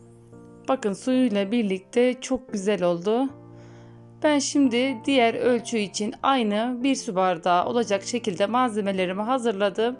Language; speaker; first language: Turkish; native; Turkish